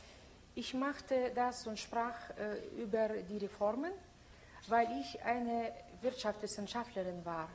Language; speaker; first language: German; non-native, fluent; Lithuanian